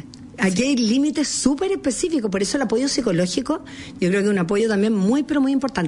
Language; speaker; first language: Spanish; native; Spanish